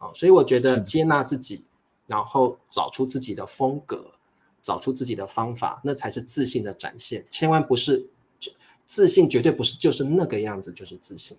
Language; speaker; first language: Chinese; native; Chinese